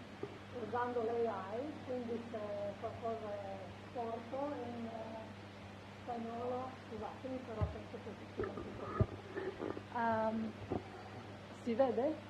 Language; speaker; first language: Italian; non-native, fluent; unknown